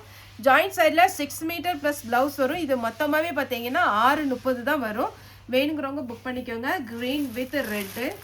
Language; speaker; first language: Tamil; native; Tamil